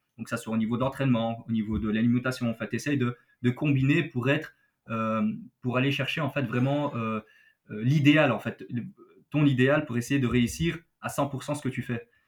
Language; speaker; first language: French; native; French